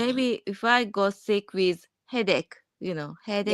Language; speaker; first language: English; non-native, learner; Japanese